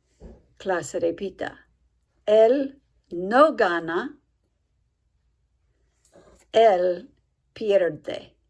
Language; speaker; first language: Spanish; non-native, fluent; English